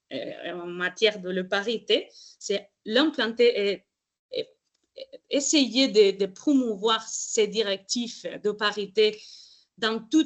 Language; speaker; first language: French; non-native, fluent; Spanish